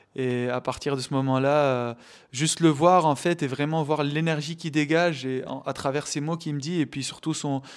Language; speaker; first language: French; non-native, local second language; Arabic